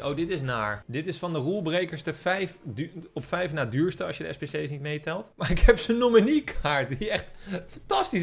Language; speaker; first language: Dutch; native; Dutch